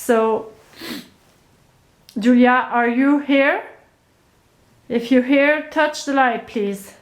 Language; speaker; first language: English; non-native, learner; French